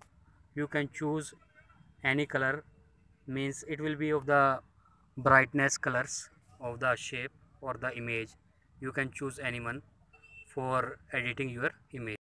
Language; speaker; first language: English; non-native, local second language; Hindi